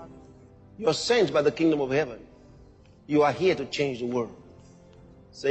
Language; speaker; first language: English; non-native, local second language; Yoruba